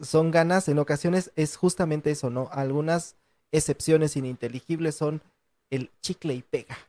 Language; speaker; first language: Spanish; native; Spanish